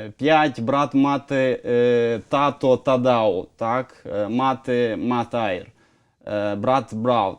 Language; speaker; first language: Ukrainian; native; Ukrainian